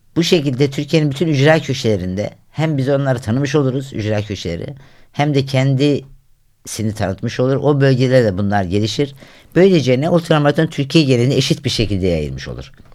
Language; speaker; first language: Turkish; native; Turkish